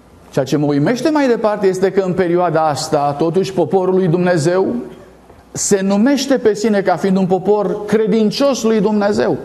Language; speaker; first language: Romanian; native; Romanian